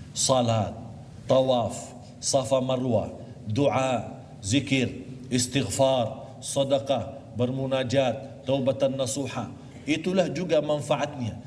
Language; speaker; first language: Malay; non-native, fluent; Arabic